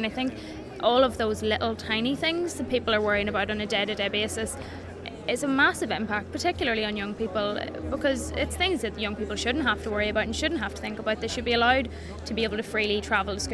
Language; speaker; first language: English; native; English